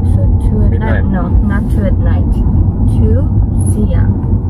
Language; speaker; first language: English; non-native, fluent; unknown